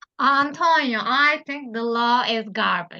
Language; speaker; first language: English; non-native, learner; Turkish